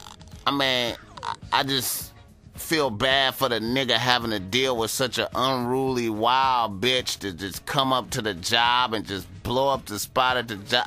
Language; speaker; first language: English; native; English